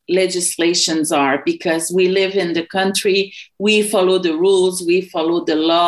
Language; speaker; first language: English; native; English